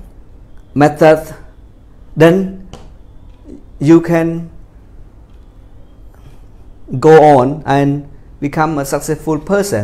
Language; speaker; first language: English; non-native, fluent; Khmer